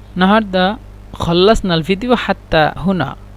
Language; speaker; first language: Egyptian Arabic; non-native, learner; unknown